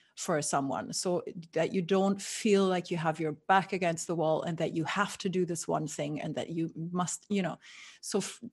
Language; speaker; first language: English; non-native, fluent; German